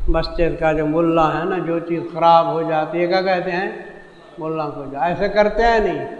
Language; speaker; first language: Urdu; non-native, local second language; Saraiki